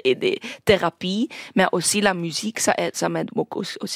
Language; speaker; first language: French; non-native, local second language; Dutch